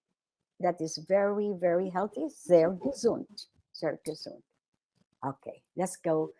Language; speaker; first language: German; non-native, fluent; Filipino